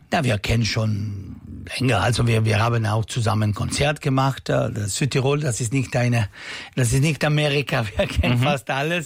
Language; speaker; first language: German; non-native, learner; Italian